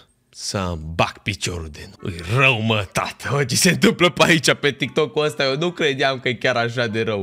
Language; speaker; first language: Romanian; native; Romanian